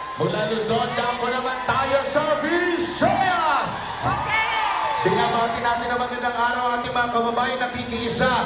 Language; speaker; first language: Filipino; native; Filipino